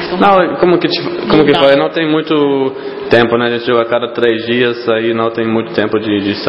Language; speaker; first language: Portuguese; non-native, fluent; German